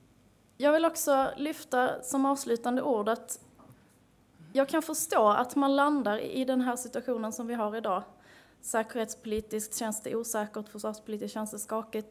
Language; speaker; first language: Swedish; native; Swedish